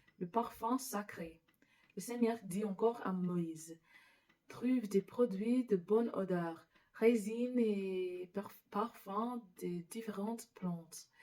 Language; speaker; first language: French; non-native, learner; English